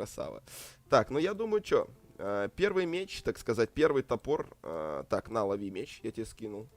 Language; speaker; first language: Russian; native; Russian